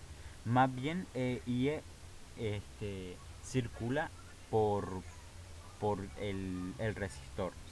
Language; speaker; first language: Spanish; native; Spanish